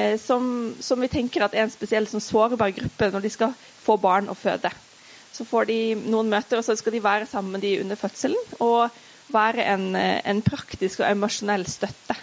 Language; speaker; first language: Norwegian; native; Norwegian